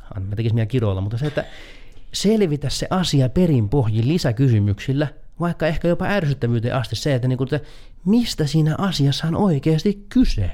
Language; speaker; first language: Finnish; native; Finnish